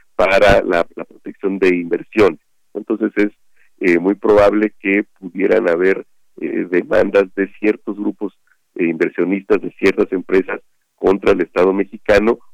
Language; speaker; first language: Spanish; native; Spanish